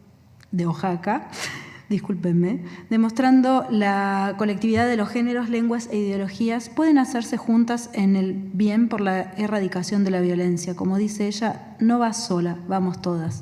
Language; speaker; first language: Spanish; native; Spanish